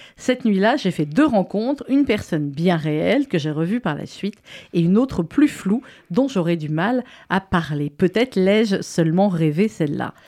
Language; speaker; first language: French; native; French